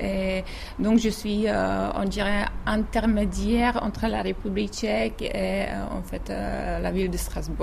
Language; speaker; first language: French; non-native, fluent; Czech